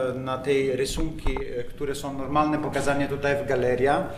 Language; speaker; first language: Polish; non-native, learner; Italian